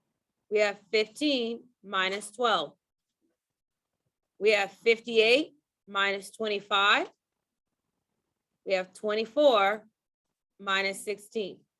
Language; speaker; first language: English; native; English